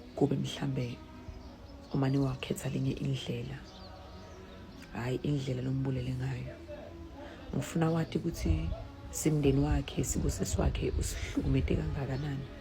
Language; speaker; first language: Zulu; non-native, local second language; Swati